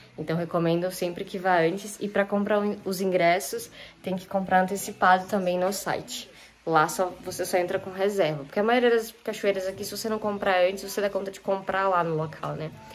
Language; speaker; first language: Portuguese; native; Portuguese